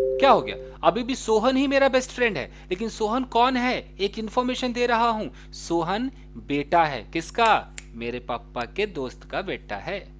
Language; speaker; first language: Hindi; native; Hindi